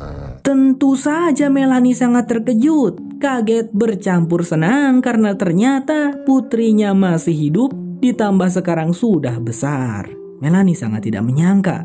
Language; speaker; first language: Indonesian; native; Indonesian